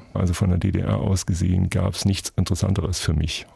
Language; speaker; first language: German; native; German